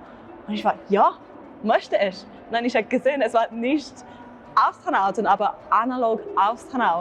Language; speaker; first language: German; non-native, learner; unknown